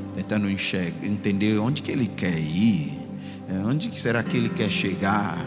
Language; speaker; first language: Portuguese; non-native, fluent; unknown